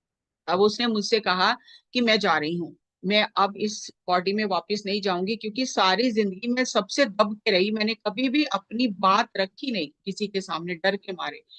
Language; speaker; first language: Hindi; native; Hindi